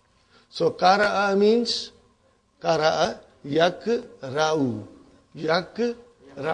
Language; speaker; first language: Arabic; non-native, fluent; English